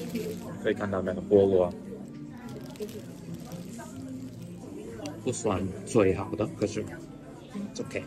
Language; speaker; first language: Chinese; non-native, learner; English